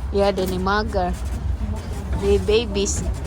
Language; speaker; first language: Swedish; non-native, learner; Cebuano